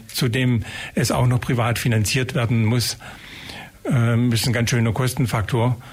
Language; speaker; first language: German; native; German